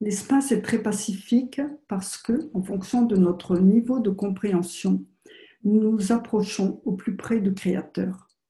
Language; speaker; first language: French; native; French